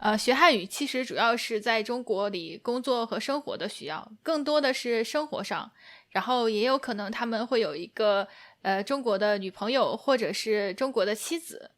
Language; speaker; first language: Chinese; native; Chinese